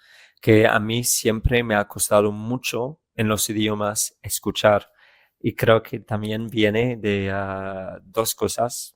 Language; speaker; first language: Spanish; non-native, fluent; English